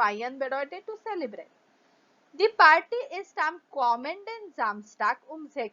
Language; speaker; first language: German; non-native, fluent; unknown